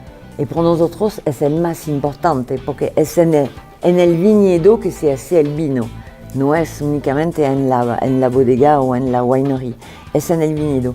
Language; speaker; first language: Spanish; non-native, fluent; French